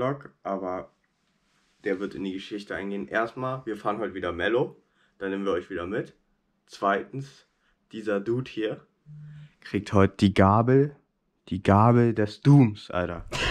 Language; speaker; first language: German; native; German